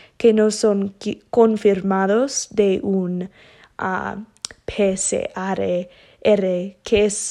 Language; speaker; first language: Spanish; non-native, learner; English